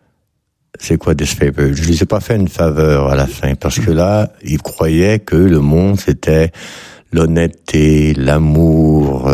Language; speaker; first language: French; native; French